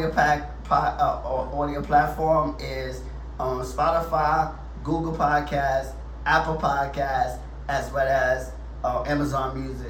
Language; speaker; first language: English; native; English